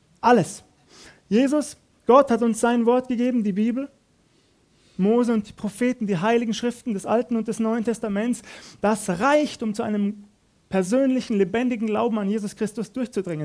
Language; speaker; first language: German; native; German